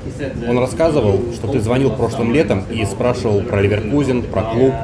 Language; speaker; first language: Russian; native; Russian